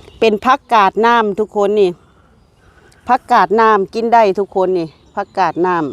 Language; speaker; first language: Thai; non-native, local second language; Lao